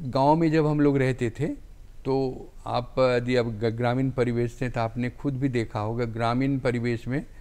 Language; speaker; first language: Hindi; native; Hindi